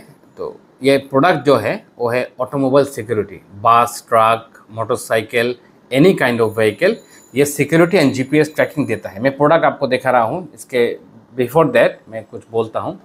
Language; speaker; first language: Hindi; non-native, fluent; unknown